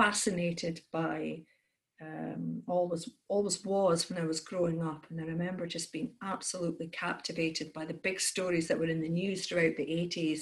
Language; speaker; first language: English; native; English